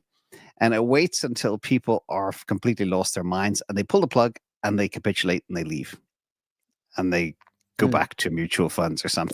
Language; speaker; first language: English; native; English